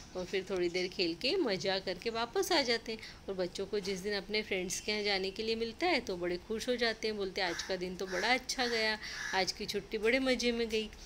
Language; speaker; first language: Hindi; non-native, local second language; Marathi